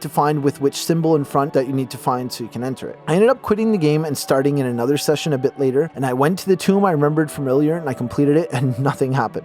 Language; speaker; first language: English; native; English